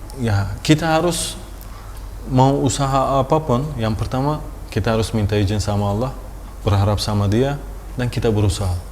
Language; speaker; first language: Indonesian; non-native, fluent; Turkish